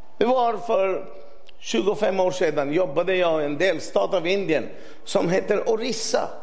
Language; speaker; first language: Swedish; non-native, fluent; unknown